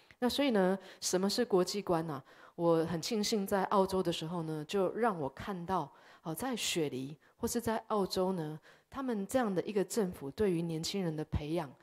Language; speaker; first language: Chinese; early bilingual, heritage; Chinese